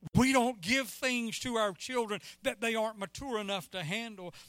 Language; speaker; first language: English; native; English